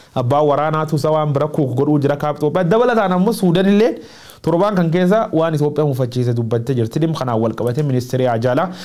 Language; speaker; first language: Oromo; native; Oromo